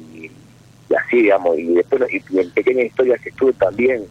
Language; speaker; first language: Spanish; native; Spanish